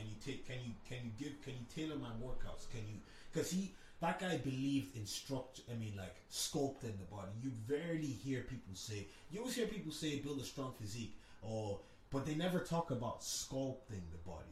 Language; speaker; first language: English; native; English